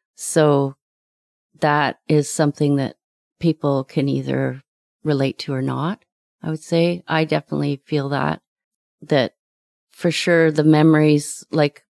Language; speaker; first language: English; native; English